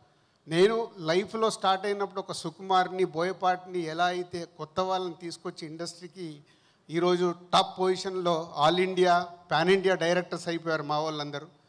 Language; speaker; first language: Telugu; native; Telugu